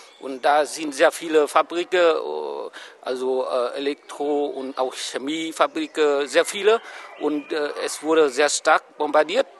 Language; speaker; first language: German; non-native, fluent; Vietnamese